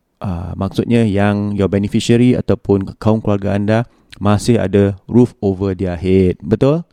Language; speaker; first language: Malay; native; Malay